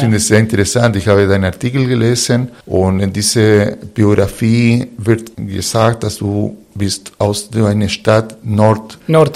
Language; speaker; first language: German; non-native, fluent; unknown